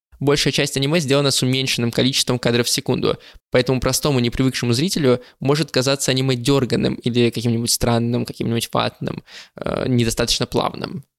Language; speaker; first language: Russian; native; Russian